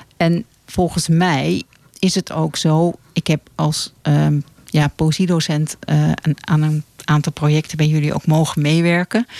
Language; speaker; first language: Dutch; native; Dutch